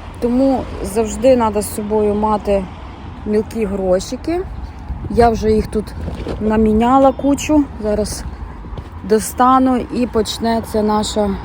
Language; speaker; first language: Ukrainian; non-native, local second language; Russian